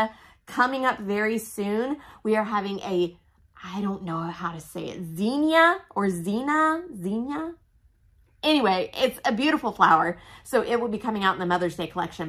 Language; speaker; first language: English; native; English